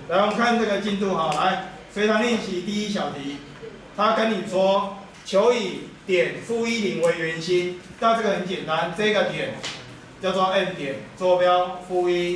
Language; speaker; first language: Chinese; native; Chinese